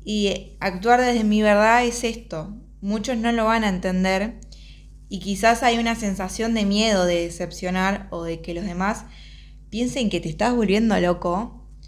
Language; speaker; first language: Spanish; native; Spanish